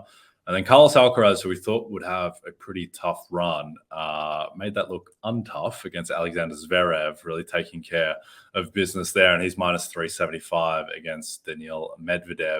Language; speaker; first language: English; native; English